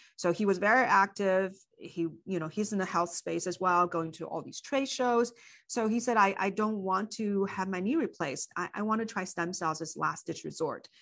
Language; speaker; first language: English; non-native, fluent; Chinese